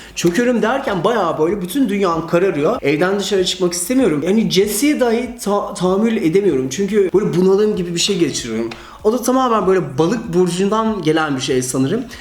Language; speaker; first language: Turkish; early bilingual, heritage; Turkish